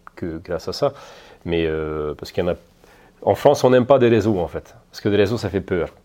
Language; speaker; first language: French; non-native, fluent; Hungarian